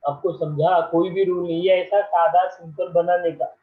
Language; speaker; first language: Hindi; non-native, local second language; Marathi